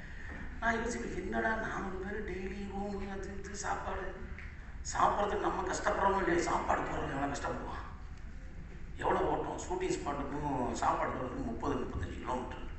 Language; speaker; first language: Tamil; native; Tamil